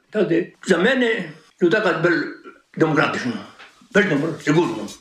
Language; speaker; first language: Slovenian; native; Slovenian